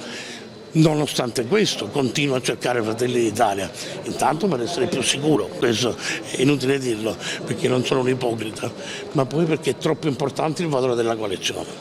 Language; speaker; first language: Italian; native; Italian